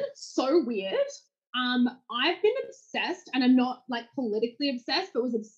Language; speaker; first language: English; native; English